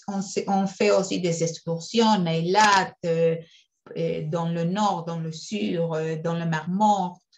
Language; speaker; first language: French; non-native, fluent; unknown